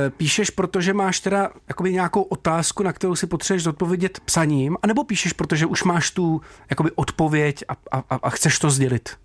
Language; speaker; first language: Czech; native; Czech